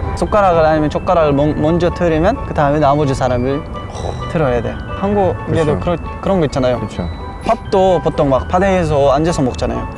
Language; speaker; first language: Korean; non-native, fluent; Uzbek